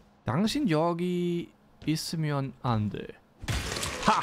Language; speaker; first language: Korean; non-native, fluent; German